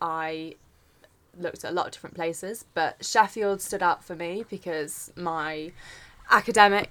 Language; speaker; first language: English; native; English